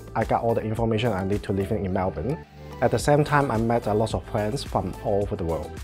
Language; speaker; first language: English; non-native, local second language; Cantonese